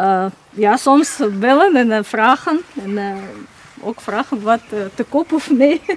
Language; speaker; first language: Dutch; non-native, learner; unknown